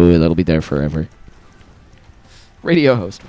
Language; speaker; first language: English; native; English